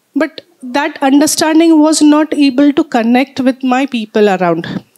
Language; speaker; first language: English; non-native, local second language; Marathi